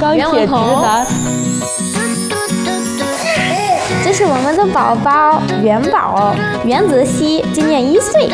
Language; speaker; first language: Chinese; non-native, fluent; Italian